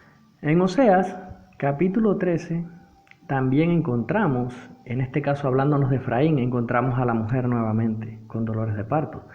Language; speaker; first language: Spanish; native; Spanish